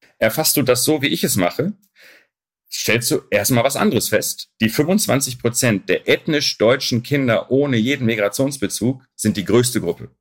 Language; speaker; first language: German; early bilingual, other home language; Arabic